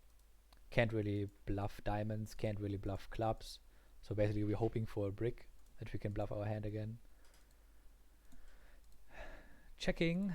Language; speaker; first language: English; non-native, fluent; German